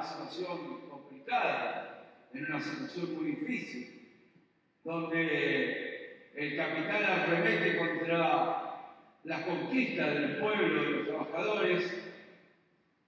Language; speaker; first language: Spanish; native; Spanish